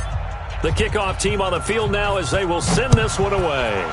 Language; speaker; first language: English; native; English